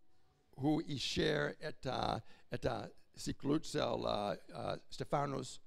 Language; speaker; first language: Hebrew; non-native, fluent; English